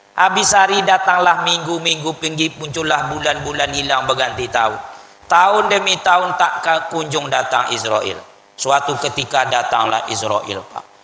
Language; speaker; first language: Malay; native; Malay